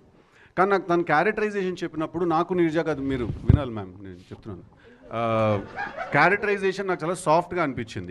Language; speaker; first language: Telugu; native; Telugu